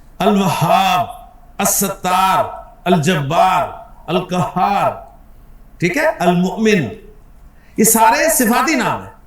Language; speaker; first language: Urdu; non-native, local second language; Punjabi